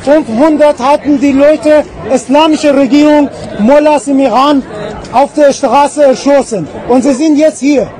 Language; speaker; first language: German; non-native, learner; Persian